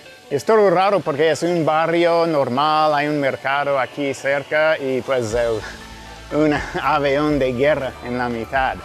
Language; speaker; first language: Spanish; non-native, fluent; English